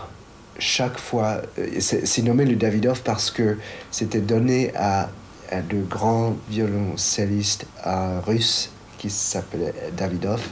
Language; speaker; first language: French; non-native, fluent; Chinese